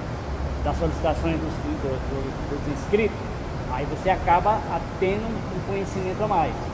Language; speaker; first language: Portuguese; native; Portuguese